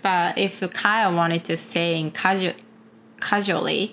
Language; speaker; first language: English; non-native, fluent; Japanese